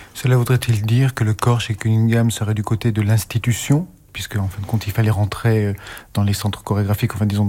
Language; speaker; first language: French; native; French